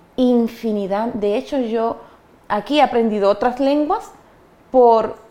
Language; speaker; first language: Spanish; native; Spanish